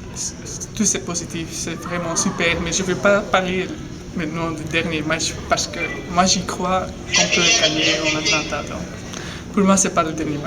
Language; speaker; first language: French; non-native, local second language; Dutch